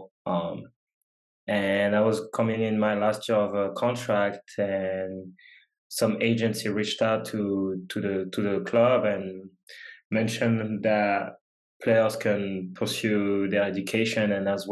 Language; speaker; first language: English; non-native, fluent; French